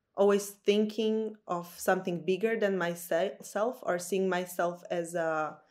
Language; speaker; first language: English; non-native, fluent; Slovak